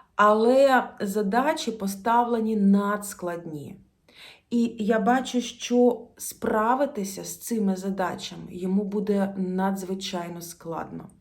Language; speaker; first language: Ukrainian; non-native, local second language; Russian